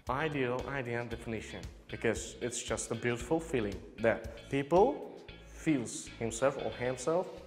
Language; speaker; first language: English; non-native, learner; Uzbek